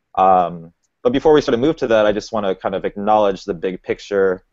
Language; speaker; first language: English; native; English